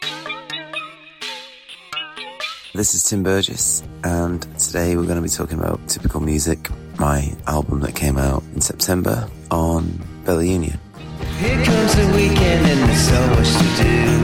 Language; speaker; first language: English; native; English